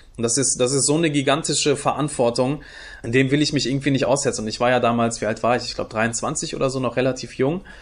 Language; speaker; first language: German; early bilingual, other home language; Turkish